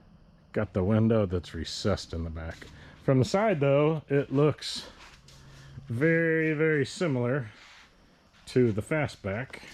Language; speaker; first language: English; native; English